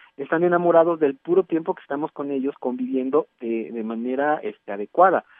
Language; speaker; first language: Spanish; native; Spanish